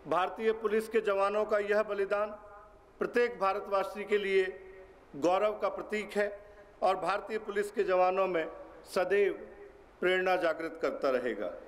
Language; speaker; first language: Hindi; native; Hindi